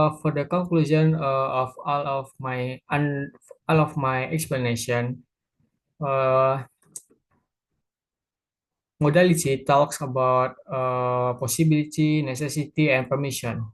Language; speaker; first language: English; non-native, learner; Indonesian